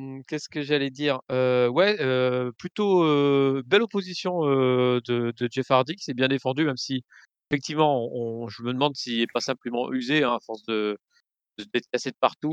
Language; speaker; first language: French; native; French